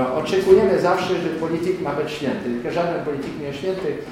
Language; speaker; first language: Polish; non-native, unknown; French